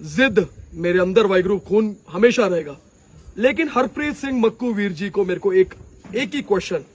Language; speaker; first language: Hindi; non-native, local second language; Punjabi